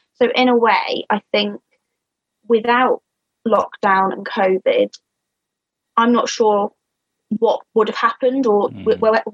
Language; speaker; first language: English; native; English